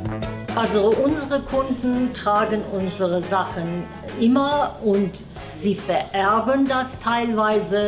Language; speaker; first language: German; non-native, fluent; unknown